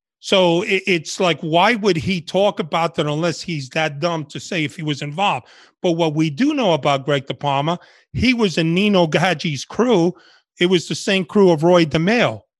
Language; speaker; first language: English; early bilingual, other home language; Spanish